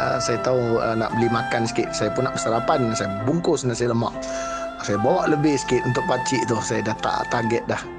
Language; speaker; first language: Malay; non-native, local second language; Tamil